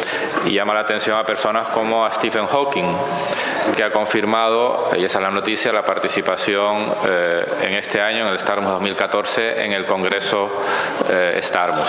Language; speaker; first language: Spanish; native; Spanish